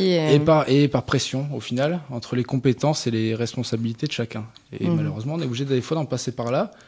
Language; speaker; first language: French; native; French